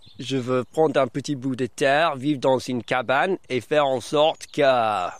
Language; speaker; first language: French; early bilingual, other home language; English